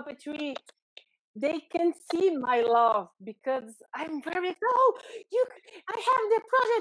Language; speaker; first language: English; non-native, learner; Portuguese